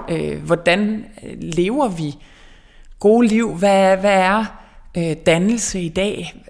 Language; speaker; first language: Danish; native; Danish